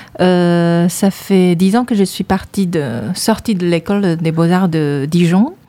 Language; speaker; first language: French; non-native, fluent; Chinese